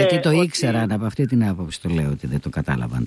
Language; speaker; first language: Greek; native; Greek